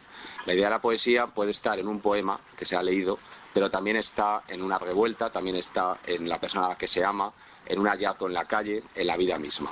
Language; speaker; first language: Spanish; native; Spanish